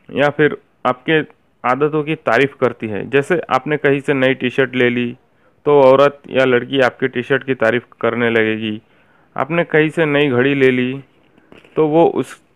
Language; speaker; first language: Hindi; native; Hindi